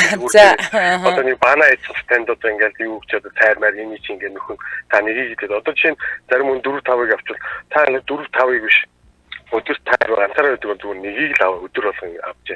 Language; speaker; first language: Mongolian; native; Mongolian